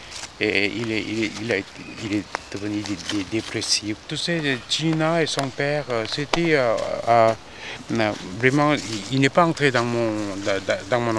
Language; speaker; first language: French; non-native, fluent; Korean